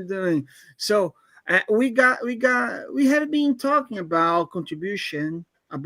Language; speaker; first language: English; non-native, fluent; Portuguese